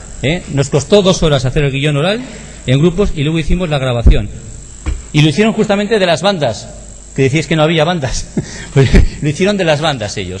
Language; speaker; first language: Spanish; native; Spanish